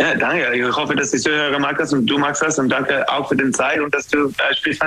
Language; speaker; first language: German; non-native, learner; English